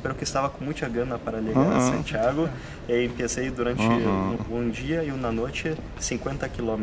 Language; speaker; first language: Spanish; non-native, fluent; Italian